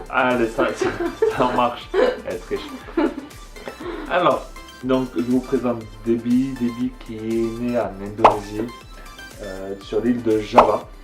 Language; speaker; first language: French; native; French